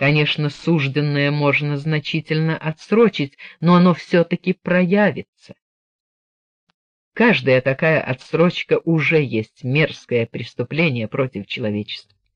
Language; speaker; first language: Russian; native; Russian